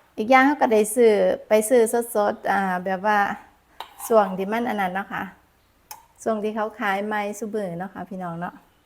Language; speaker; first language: Thai; non-native, local second language; Northeastern Thai